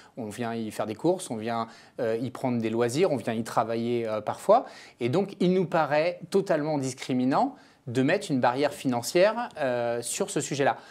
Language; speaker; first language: French; native; French